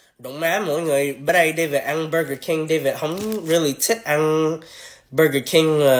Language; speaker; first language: Vietnamese; early bilingual, heritage; Vietnamese